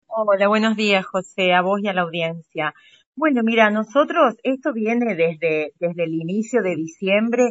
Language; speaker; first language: Spanish; native; Spanish